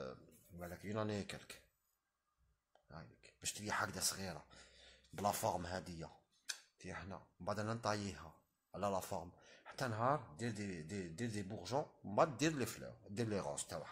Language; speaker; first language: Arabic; native; Arabic